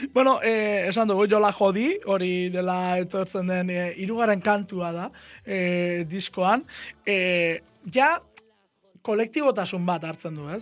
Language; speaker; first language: Basque; native; Basque